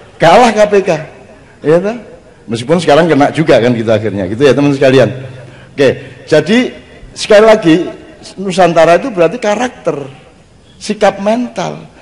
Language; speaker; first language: Indonesian; non-native, local second language; Javanese